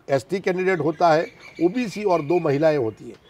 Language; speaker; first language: Hindi; non-native, local second language; Gujarati